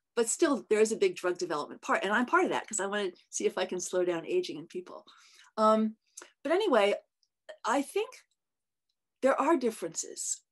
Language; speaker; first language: English; native; English